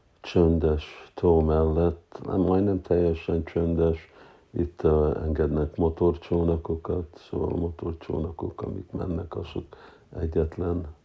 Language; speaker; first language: Hungarian; early bilingual, heritage; Hungarian